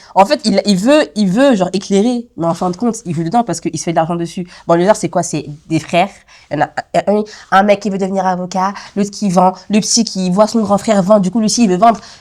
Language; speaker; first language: French; early bilingual, other home language; Lingala